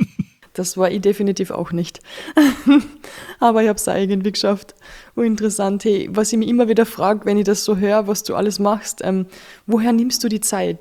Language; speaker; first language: German; native; German